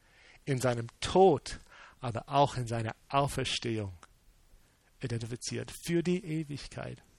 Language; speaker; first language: German; non-native, fluent; English